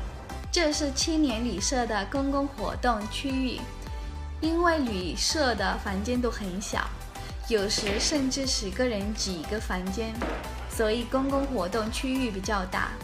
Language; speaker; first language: Chinese; non-native, fluent; Spanish